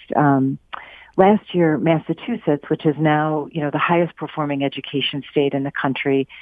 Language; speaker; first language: English; native; English